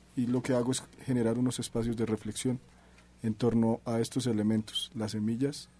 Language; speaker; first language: Spanish; native; Spanish